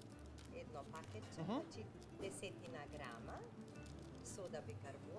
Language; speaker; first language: Macedonian; native; Macedonian